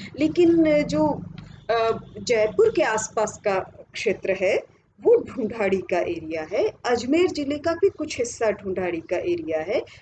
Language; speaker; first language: Hindi; native; Hindi